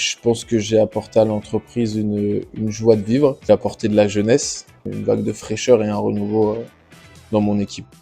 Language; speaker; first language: French; native; French